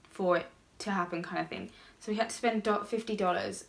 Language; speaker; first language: English; native; English